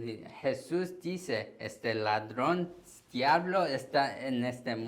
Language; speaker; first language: Spanish; non-native, learner; Korean